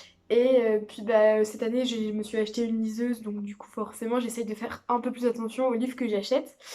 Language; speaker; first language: French; native; French